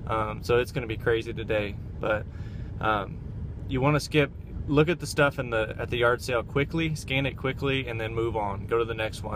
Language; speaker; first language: English; native; English